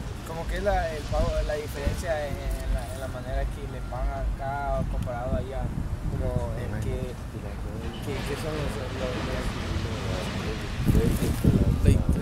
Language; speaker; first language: Spanish; early bilingual, heritage; Spanish